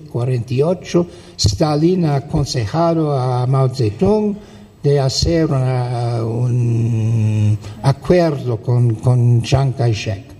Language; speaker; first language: Spanish; non-native, fluent; English